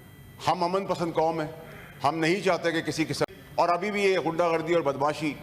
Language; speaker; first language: Urdu; native; Urdu